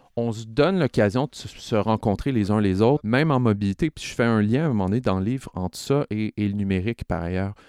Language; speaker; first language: French; native; French